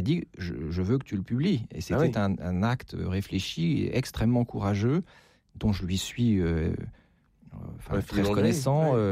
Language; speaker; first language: French; native; French